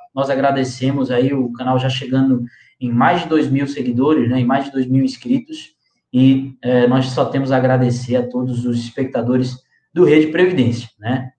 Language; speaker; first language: Portuguese; native; Portuguese